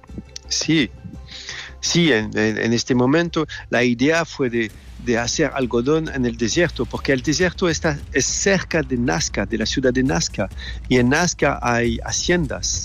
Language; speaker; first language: Spanish; non-native, fluent; French